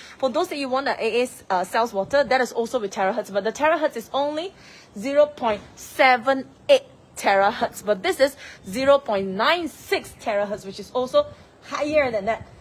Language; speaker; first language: English; non-native, local second language; Chinese